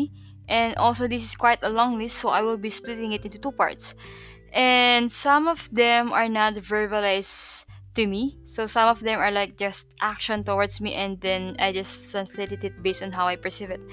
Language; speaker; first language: English; non-native, local second language; Filipino